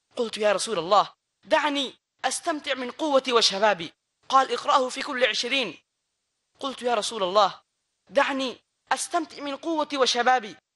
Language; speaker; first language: Arabic; non-native, fluent; Bangla